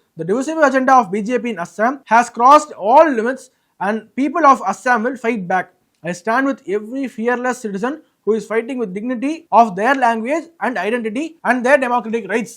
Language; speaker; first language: English; non-native, local second language; Tamil